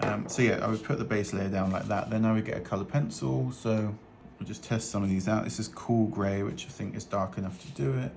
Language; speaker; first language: English; native; English